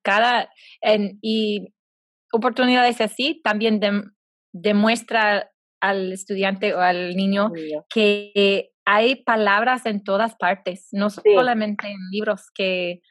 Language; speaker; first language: Spanish; non-native, fluent; English